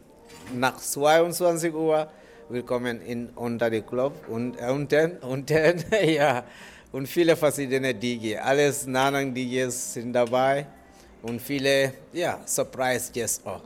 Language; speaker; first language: German; non-native, learner; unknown